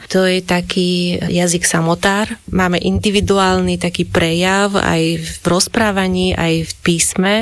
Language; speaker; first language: Slovak; non-native, fluent; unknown